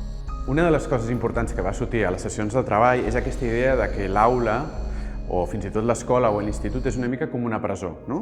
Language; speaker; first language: Catalan; native; Catalan